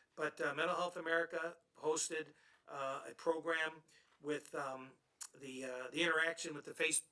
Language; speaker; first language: English; native; English